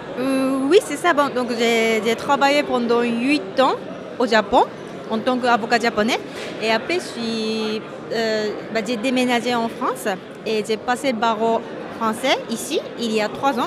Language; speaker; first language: French; non-native, fluent; Japanese